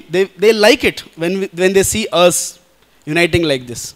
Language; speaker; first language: English; non-native, local second language; Telugu